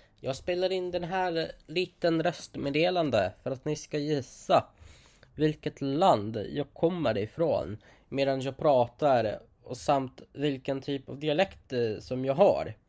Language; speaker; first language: Swedish; non-native, fluent; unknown